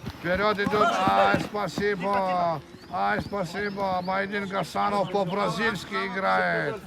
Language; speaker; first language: Russian; non-native, local second language; Lezghian